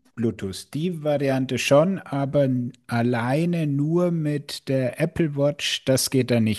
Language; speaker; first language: German; native; German